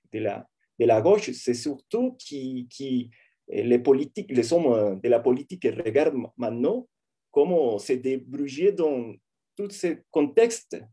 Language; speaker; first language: French; non-native, fluent; Spanish